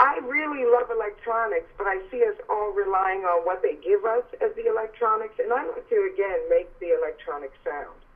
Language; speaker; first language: English; native; English